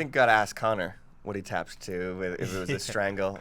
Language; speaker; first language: English; native; English